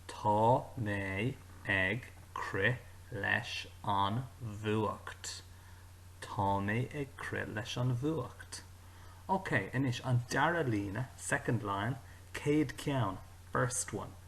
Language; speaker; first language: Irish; non-native, local second language; English